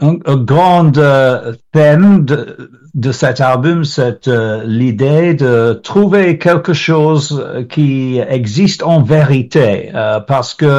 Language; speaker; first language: French; non-native, learner; English